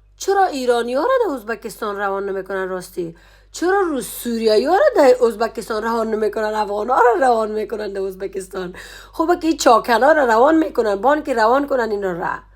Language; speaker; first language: Persian; native; Persian